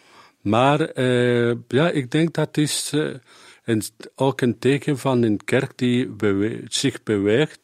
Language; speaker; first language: Dutch; non-native, learner; Spanish